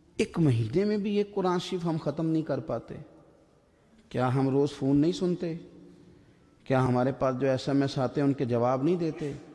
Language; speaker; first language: Urdu; native; Urdu